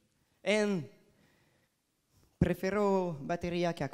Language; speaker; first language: Spanish; non-native, learner; French